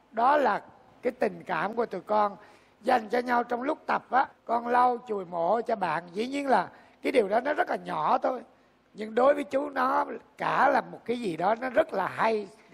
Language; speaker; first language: Vietnamese; native; Vietnamese